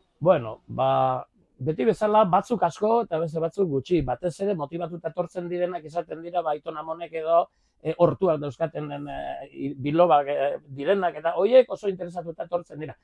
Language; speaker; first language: Basque; native; Basque